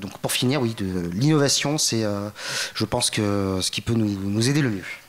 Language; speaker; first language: French; native; French